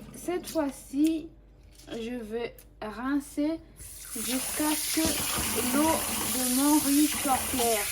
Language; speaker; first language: French; non-native, local second language; Malagasy